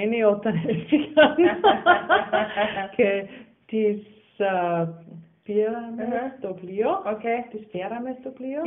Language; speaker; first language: Greek; non-native, learner; German